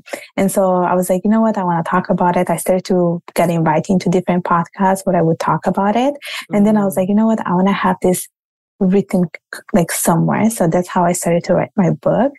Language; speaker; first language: English; non-native, fluent; Italian